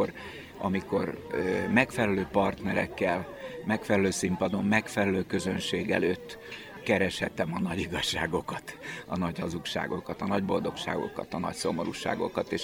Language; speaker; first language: Hungarian; native; Hungarian